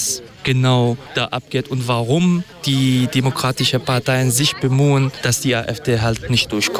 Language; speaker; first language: German; non-native, fluent; Kurdish